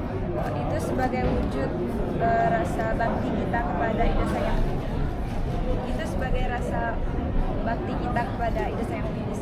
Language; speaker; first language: Indonesian; non-native, local second language; Balinese